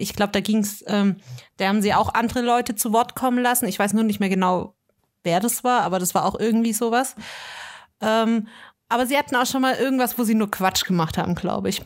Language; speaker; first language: German; native; German